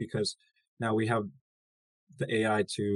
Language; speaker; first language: English; native; English